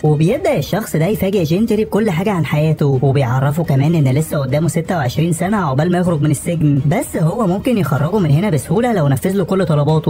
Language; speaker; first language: Arabic; native; Arabic